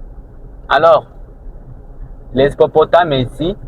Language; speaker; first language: French; non-native, local second language; Rundi